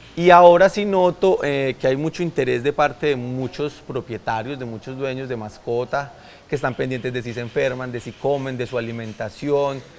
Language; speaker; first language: Spanish; native; Spanish